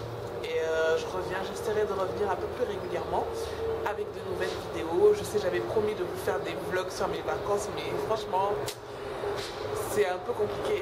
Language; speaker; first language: French; non-native, local second language; Wolof